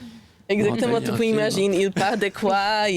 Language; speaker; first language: French; non-native, learner; Slovak